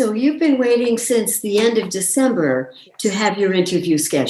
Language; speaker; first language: English; native; English